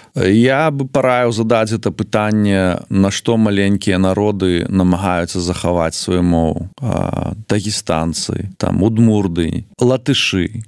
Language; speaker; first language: Belarusian; non-native, local second language; Russian